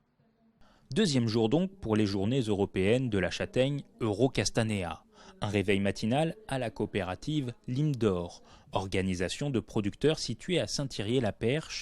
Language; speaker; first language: French; native; French